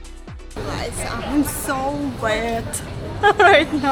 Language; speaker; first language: English; non-native, learner; Russian